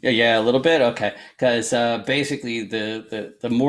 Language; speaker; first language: English; native; English